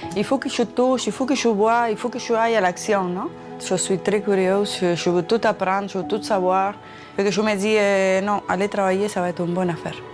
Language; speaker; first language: French; non-native, fluent; Spanish